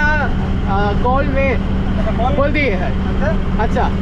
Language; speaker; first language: Hindi; non-native, learner; Tamil